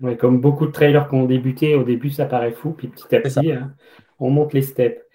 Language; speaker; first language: French; native; French